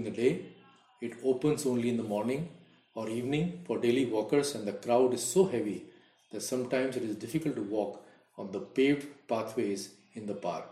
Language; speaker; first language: English; non-native, local second language; Hindi